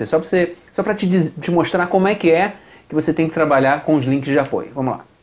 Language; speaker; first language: Portuguese; native; Portuguese